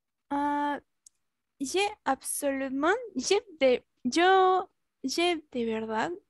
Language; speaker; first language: French; non-native, learner; Spanish